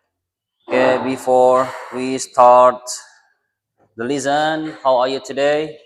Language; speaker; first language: English; non-native, learner; Indonesian